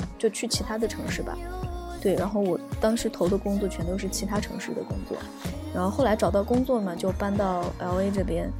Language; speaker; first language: Chinese; native; Chinese